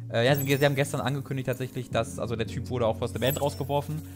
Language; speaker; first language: German; native; German